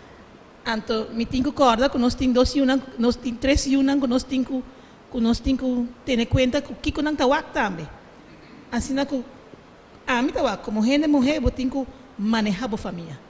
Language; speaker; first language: Portuguese; non-native, learner; Papiamento